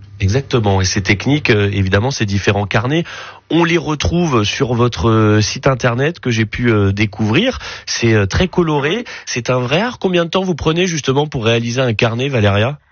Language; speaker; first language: French; native; French